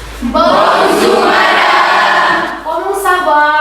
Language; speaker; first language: French; non-native, fluent; Indonesian